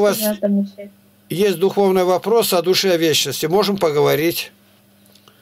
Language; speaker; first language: Russian; native; Russian